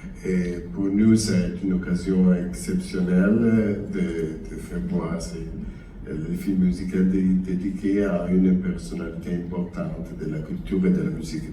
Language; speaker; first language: French; non-native, learner; Italian